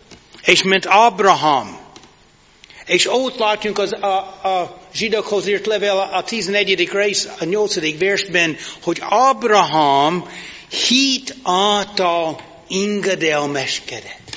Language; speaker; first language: Hungarian; non-native, fluent; English